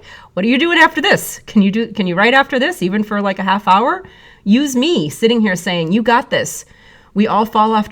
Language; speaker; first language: English; native; English